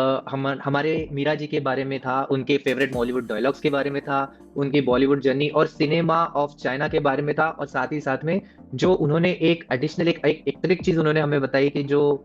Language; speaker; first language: Hindi; native; Hindi